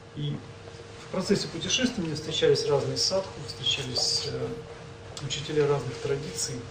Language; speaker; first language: Russian; native; Russian